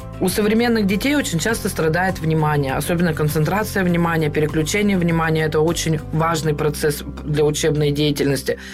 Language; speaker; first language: Russian; native; Russian